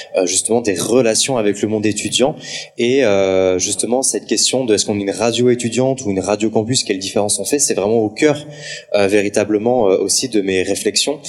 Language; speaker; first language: French; native; French